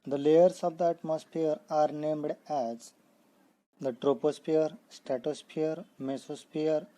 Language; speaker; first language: English; non-native, local second language; Marathi